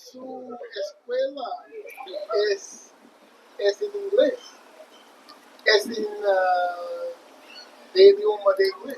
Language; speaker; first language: Spanish; non-native, learner; English